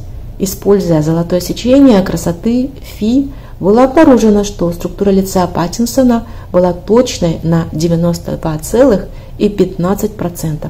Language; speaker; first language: Russian; native; Russian